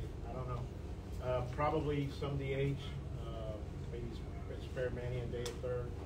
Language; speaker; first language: English; early bilingual, other home language; Spanish